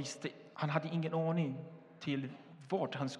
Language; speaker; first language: Swedish; non-native, fluent; Portuguese